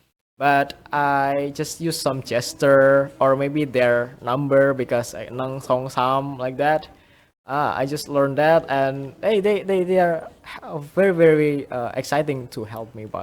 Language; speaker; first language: English; non-native, fluent; Indonesian